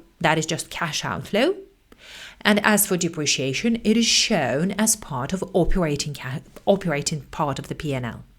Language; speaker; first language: English; non-native, fluent; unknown